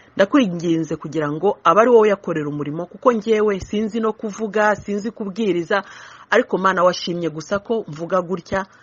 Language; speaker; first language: Kinyarwanda; early bilingual, heritage; Kinyarwanda